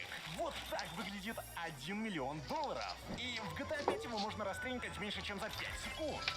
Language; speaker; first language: Russian; native; Russian